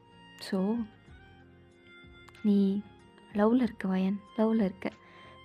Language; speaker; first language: Tamil; native; Tamil